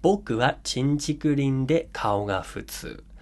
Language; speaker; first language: Japanese; non-native, fluent; English